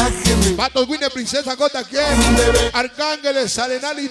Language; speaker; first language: Spanish; native; Spanish